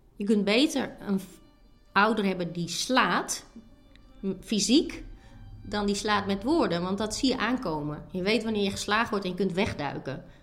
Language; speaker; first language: Dutch; native; Dutch